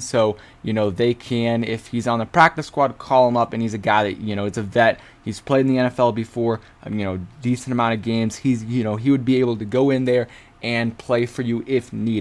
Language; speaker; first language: English; native; English